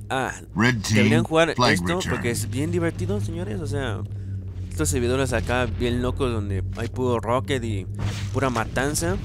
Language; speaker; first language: Spanish; native; Spanish